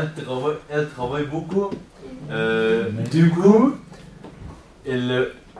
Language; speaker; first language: French; non-native, learner; Kurdish